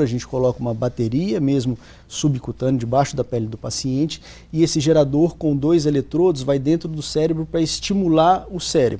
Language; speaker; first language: Portuguese; native; Portuguese